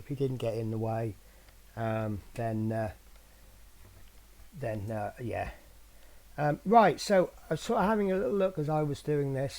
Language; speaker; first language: English; native; English